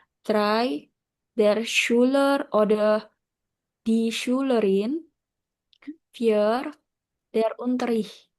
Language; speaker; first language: German; non-native, learner; Indonesian